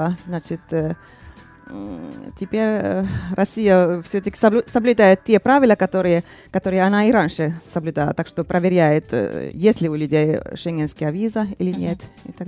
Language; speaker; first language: Russian; non-native, fluent; Finnish